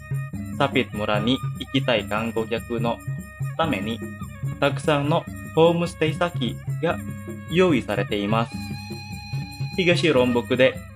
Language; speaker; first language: Japanese; non-native, fluent; Indonesian